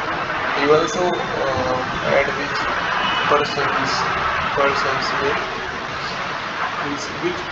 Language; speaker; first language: English; non-native, learner; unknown